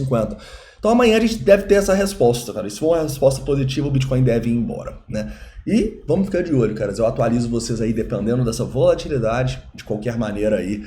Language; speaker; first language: Portuguese; native; Portuguese